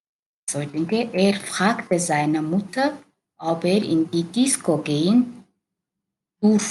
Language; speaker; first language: German; non-native, learner; Mongolian